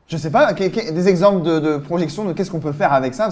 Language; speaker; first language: French; native; French